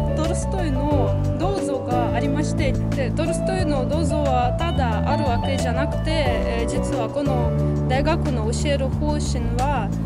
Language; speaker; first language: Japanese; non-native, fluent; Russian